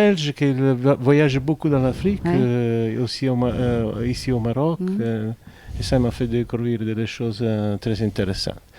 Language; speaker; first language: French; non-native, fluent; Italian